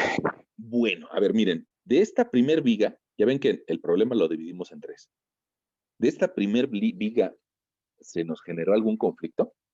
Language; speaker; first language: Spanish; native; Spanish